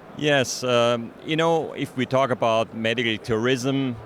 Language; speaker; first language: English; non-native, fluent; German